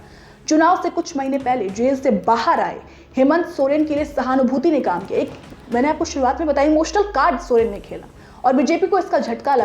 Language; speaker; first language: Hindi; native; Hindi